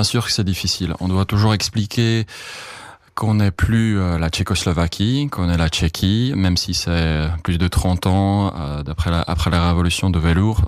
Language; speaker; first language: French; non-native, fluent; Czech